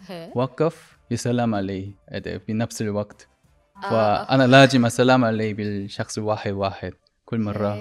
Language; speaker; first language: Arabic; non-native, learner; Korean